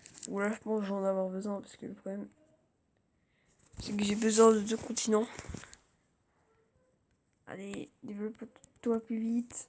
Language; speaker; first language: French; native; French